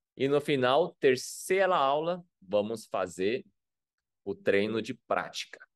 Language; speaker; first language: Portuguese; non-native, fluent; Chinese